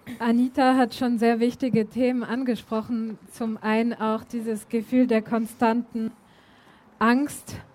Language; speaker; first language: German; native; German